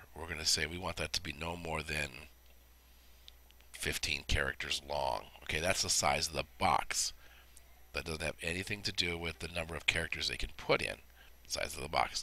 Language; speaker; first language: English; native; English